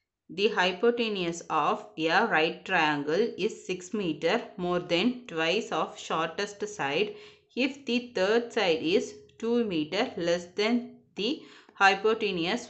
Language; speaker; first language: English; non-native, local second language; Tamil